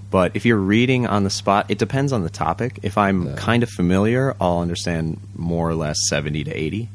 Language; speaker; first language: English; early bilingual, other home language; Japanese